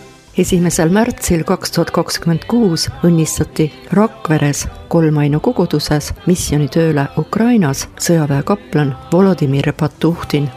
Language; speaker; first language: Estonian; native; Estonian